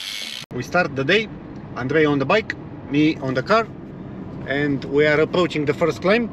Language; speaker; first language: English; non-native, learner; Romanian